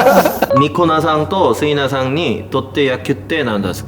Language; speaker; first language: Japanese; non-native, learner; Korean